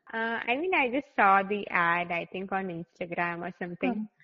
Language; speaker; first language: English; non-native, local second language; Malayalam